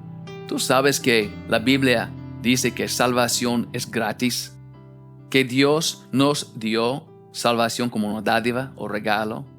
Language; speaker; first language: Spanish; non-native, fluent; English